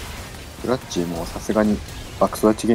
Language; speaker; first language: Japanese; native; Japanese